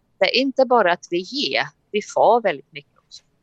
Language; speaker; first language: Swedish; non-native, fluent; Latvian